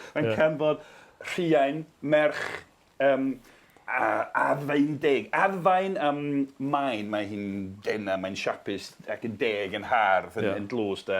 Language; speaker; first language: Welsh; non-native, fluent; English